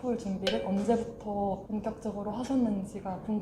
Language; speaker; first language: Korean; native; Korean